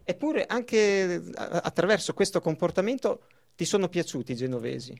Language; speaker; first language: Italian; native; Italian